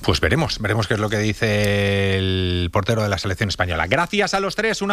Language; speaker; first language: Spanish; native; Spanish